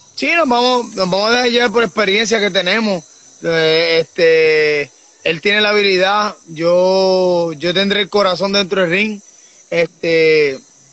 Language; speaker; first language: Spanish; native; Spanish